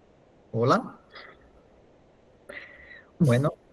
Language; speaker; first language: Spanish; non-native, fluent; Portuguese